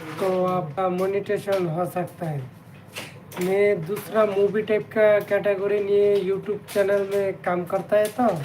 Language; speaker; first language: Hindi; non-native, learner; Bangla